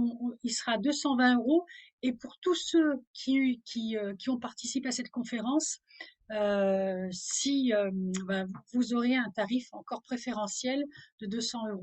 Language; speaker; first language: French; native; French